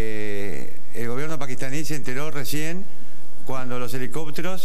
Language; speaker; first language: Spanish; native; Spanish